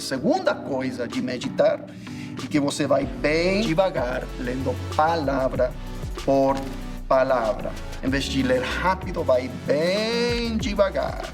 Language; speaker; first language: Portuguese; non-native, fluent; English